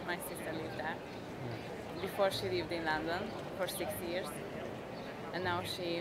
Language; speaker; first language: English; non-native, learner; Hungarian